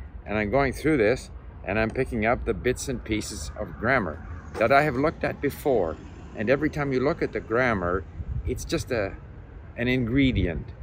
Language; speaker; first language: English; native; English